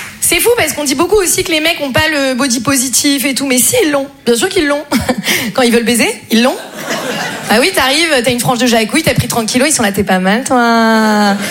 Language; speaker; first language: French; native; French